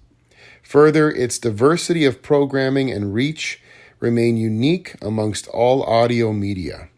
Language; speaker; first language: English; native; English